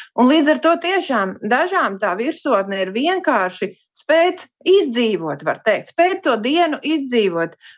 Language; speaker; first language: Latvian; native; Latvian